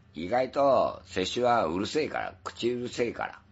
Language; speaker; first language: Japanese; native; Japanese